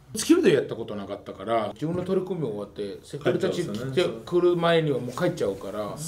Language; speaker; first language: Japanese; non-native, fluent; Georgian